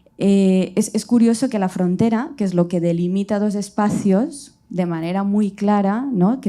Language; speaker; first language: Spanish; early bilingual, other home language; Riffian